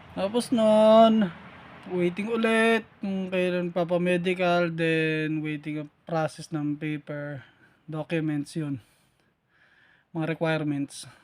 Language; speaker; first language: Filipino; native; Filipino